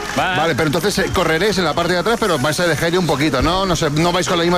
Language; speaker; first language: Spanish; native; Spanish